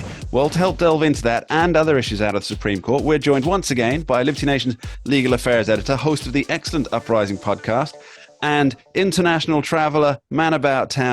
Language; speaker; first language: English; native; English